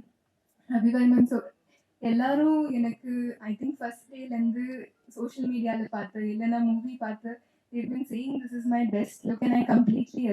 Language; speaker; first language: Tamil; non-native, local second language; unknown